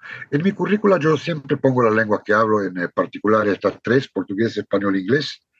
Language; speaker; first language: Spanish; non-native, fluent; Romanian